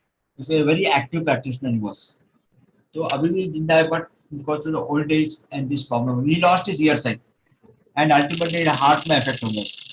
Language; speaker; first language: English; non-native, local second language; Hindi